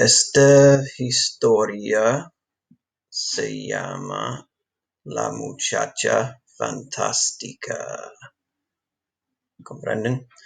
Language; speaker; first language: Spanish; non-native, fluent; English